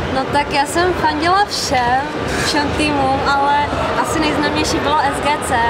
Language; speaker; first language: Czech; early bilingual, other home language; Vietnamese